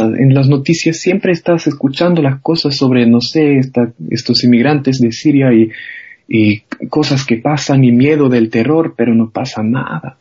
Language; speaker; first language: Spanish; non-native, fluent; German